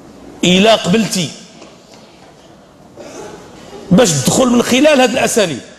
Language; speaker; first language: Arabic; native; Arabic